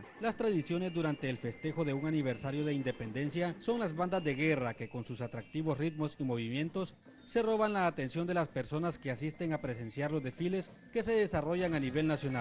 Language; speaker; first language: Spanish; native; Spanish